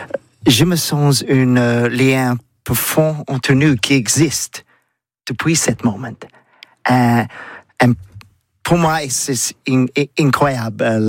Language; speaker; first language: French; non-native, learner; English